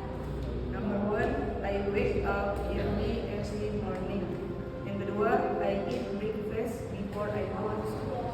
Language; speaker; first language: English; non-native, learner; Indonesian